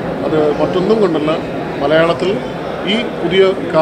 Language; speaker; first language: Malayalam; native; Malayalam